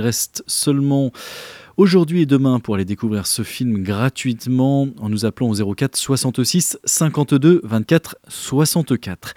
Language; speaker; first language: French; native; French